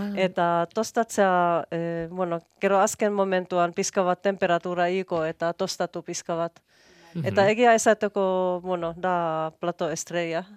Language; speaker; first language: Basque; non-native, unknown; Finnish